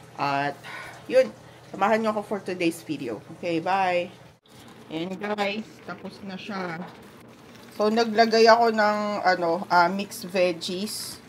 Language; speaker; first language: Filipino; native; Filipino